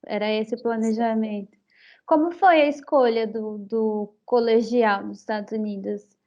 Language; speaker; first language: Portuguese; native; Portuguese